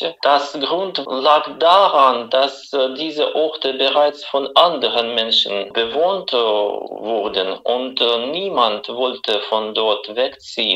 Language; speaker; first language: German; non-native, fluent; Russian